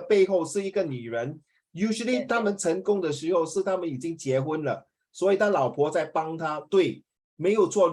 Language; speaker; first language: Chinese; native; Chinese